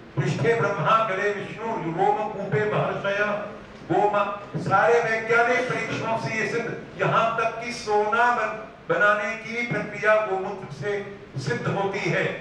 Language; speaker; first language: Hindi; non-native, local second language; Gujarati